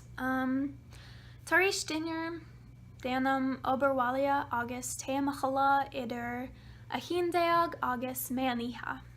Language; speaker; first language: Irish; non-native, learner; English